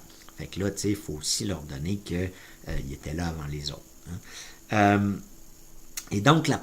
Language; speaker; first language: French; native; French